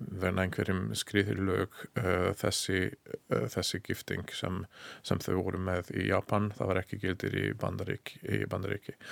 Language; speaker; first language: Icelandic; non-native, learner; Hungarian